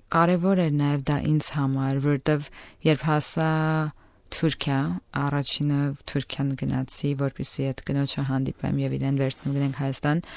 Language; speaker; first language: Armenian; native; Armenian